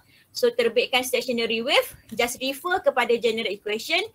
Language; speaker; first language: English; non-native, local second language; Malay